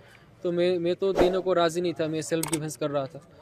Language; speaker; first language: Hindi; non-native, local second language; Bangla